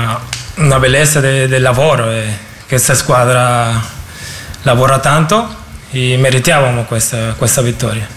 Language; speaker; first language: Italian; non-native, learner; Spanish